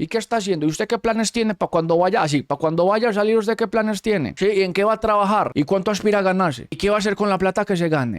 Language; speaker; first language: Spanish; native; Spanish